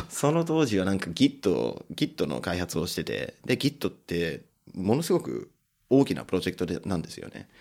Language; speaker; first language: Japanese; non-native, fluent; English